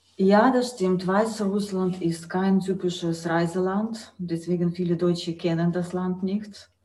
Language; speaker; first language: German; non-native, fluent; Russian